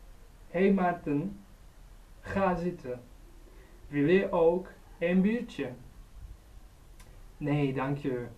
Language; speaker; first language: Dutch; non-native, learner; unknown